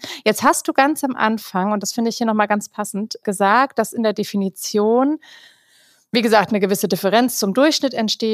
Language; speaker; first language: German; native; German